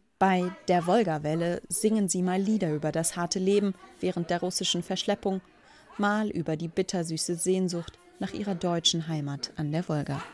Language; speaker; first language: German; native; German